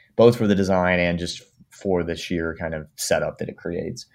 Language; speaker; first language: English; native; English